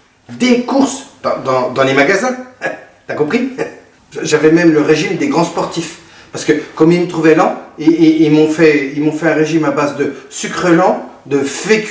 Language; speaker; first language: French; native; French